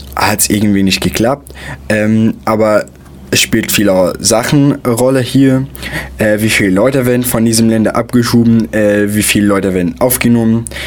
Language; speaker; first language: German; non-native, fluent; Arabic